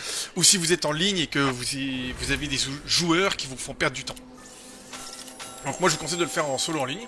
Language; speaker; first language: French; native; French